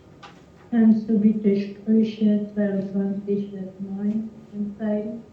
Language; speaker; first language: German; non-native, fluent; French